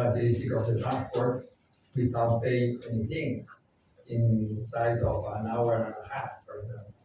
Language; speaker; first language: English; non-native, fluent; Spanish